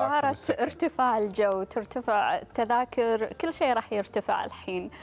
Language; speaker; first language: Arabic; native; Arabic